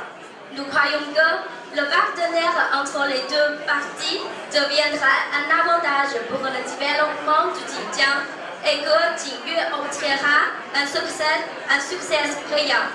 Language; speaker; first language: French; non-native, learner; Chinese